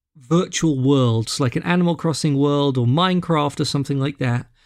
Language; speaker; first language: English; native; English